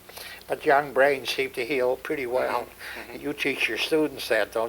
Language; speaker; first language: English; native; English